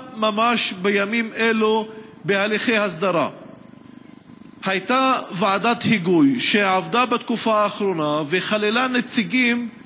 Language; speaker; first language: Hebrew; non-native, local second language; Arabic